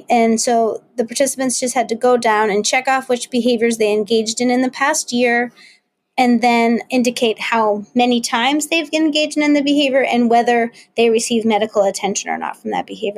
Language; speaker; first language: English; native; English